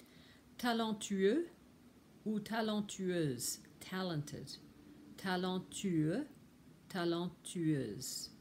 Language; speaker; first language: French; non-native, fluent; English